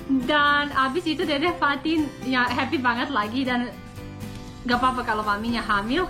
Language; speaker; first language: Indonesian; non-native, learner; English